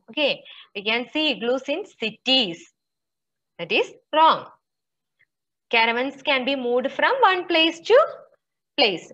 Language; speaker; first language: English; non-native, local second language; Malayalam